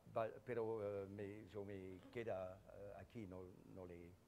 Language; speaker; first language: Spanish; non-native, fluent; French